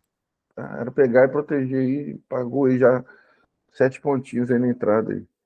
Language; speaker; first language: Portuguese; native; Portuguese